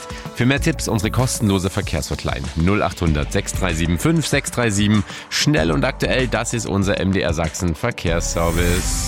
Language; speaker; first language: German; native; German